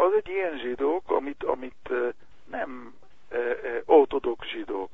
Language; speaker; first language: Hungarian; non-native, learner; Hebrew